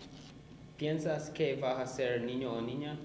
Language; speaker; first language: Spanish; non-native, learner; English